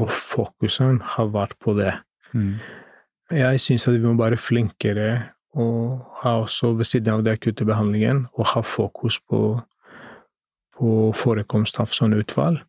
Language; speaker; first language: Norwegian; non-native, fluent; Greek